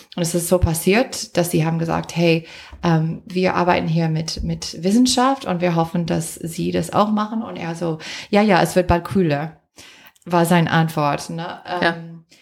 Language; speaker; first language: German; non-native, fluent; English